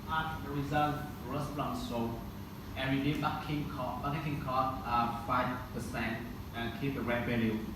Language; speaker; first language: English; non-native, learner; Vietnamese